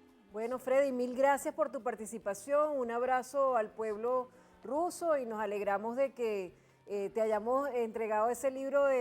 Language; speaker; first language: Spanish; native; Spanish